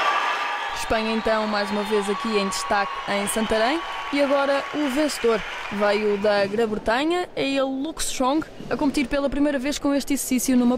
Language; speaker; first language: Portuguese; native; Portuguese